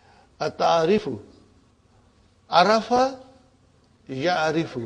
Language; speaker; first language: Arabic; non-native, fluent; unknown